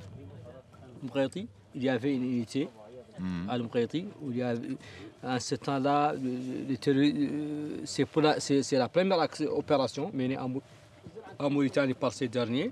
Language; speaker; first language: French; non-native, local second language; Arabic